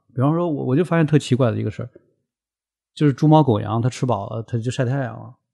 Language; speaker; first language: Chinese; native; Chinese